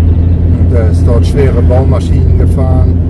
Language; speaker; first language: German; native; German